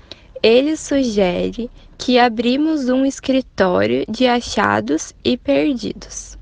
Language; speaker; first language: Portuguese; non-native, learner; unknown